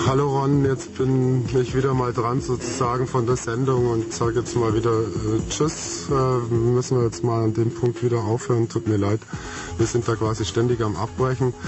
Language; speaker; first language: German; native; German